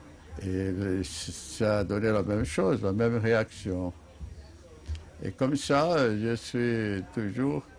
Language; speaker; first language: French; non-native, fluent; Portuguese